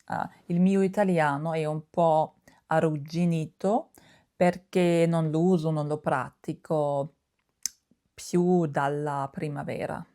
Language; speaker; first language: Italian; non-native, fluent; German